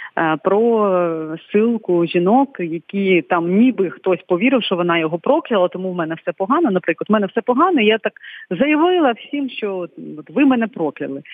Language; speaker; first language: Ukrainian; non-native, local second language; Bulgarian